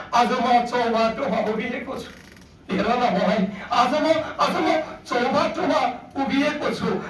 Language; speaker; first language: Nepali; native; Nepali